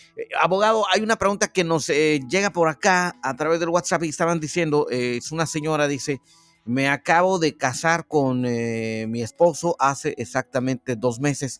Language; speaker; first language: Spanish; native; Spanish